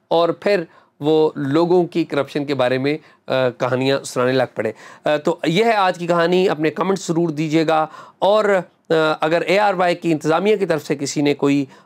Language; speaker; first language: Urdu; native; Urdu